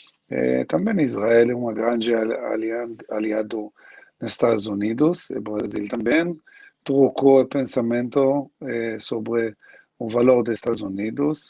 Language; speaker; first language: Portuguese; non-native, learner; Hebrew